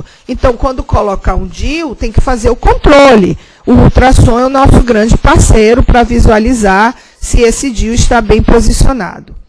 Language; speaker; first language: Portuguese; native; Portuguese